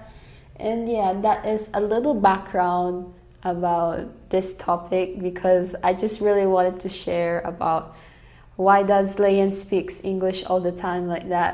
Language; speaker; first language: English; native; English